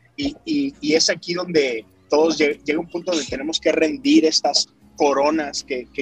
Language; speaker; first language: Spanish; native; Spanish